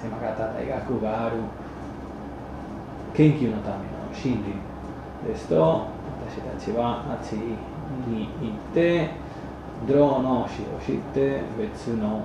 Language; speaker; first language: Japanese; non-native, fluent; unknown